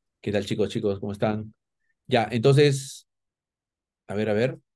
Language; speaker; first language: Spanish; native; Spanish